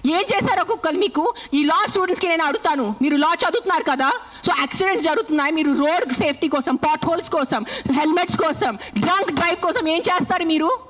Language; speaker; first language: Telugu; non-native, fluent; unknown